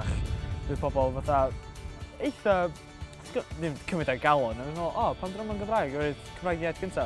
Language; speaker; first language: Welsh; native; Welsh